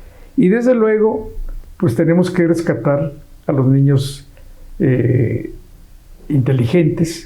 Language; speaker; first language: Spanish; native; Spanish